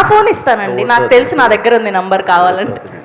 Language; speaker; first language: Telugu; native; Telugu